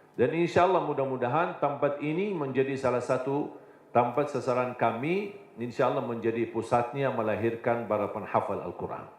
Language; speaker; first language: Indonesian; non-native, fluent; Arabic